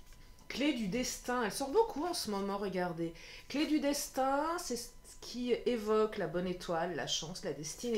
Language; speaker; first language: French; native; French